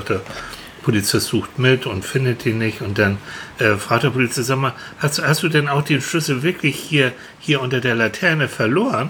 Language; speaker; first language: German; native; German